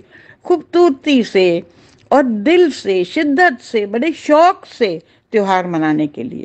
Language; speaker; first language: Hindi; native; Hindi